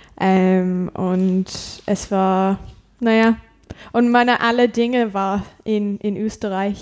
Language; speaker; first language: German; non-native, learner; English